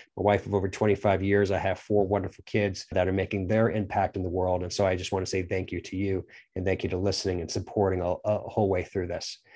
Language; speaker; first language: English; native; English